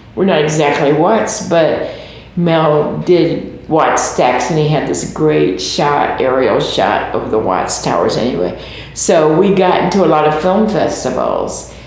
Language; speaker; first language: English; native; English